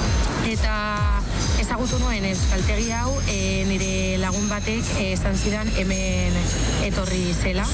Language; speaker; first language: Basque; non-native, local second language; Spanish